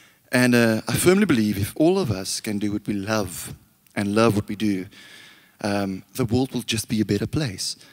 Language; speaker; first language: English; non-native, local second language; Afrikaans